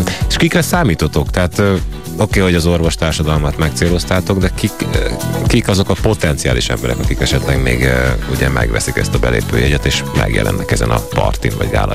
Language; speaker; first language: Hungarian; native; Hungarian